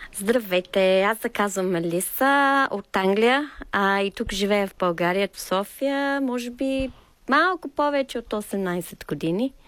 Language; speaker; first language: Bulgarian; non-native, fluent; English